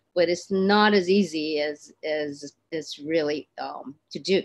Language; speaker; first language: English; native; English